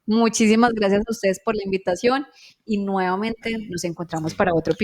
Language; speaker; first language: Spanish; native; Spanish